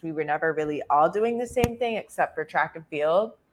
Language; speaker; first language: English; native; English